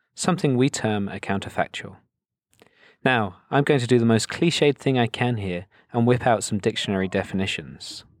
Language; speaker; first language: English; native; English